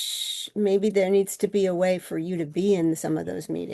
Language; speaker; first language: English; native; English